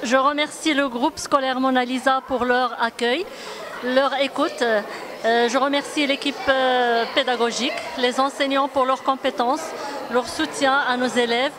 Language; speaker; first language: French; non-native, local second language; Arabic